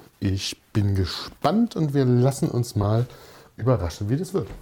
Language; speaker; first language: German; native; German